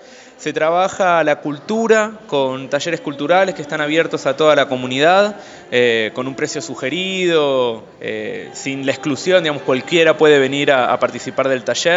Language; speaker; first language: Spanish; native; Spanish